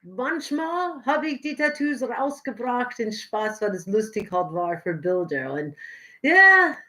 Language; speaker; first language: German; non-native, learner; English